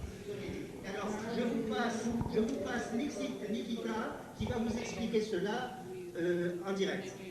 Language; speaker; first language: French; native; French